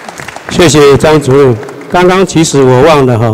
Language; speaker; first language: Chinese; native; Chinese